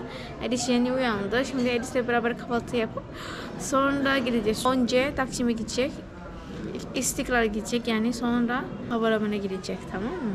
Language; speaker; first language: Turkish; non-native, learner; Indonesian